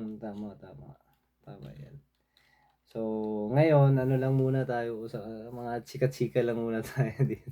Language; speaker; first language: Filipino; non-native, local second language; Cebuano